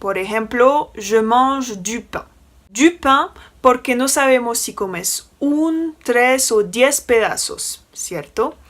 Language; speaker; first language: Spanish; non-native, fluent; French